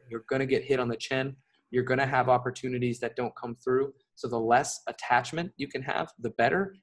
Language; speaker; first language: English; native; English